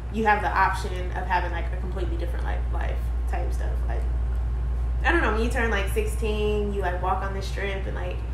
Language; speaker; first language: English; native; English